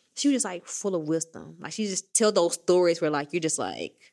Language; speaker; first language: English; native; English